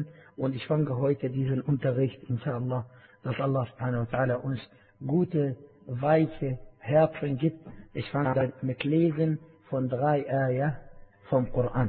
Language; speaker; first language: German; non-native, fluent; Arabic